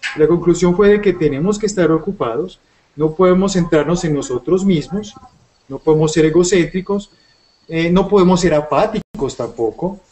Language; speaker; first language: Spanish; native; Spanish